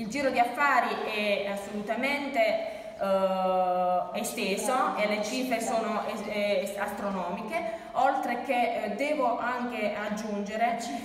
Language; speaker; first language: Italian; native; Italian